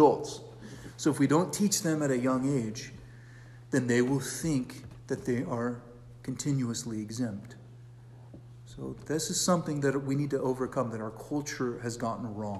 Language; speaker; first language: English; native; English